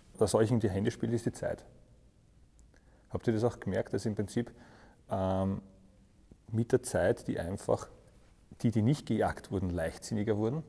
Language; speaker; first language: German; native; German